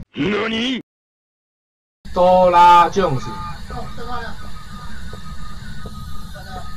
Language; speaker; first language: Chinese; native; Chinese